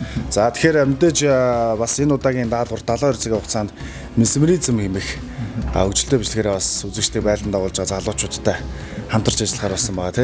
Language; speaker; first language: Mongolian; native; Mongolian